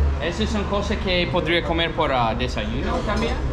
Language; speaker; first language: Spanish; non-native, learner; English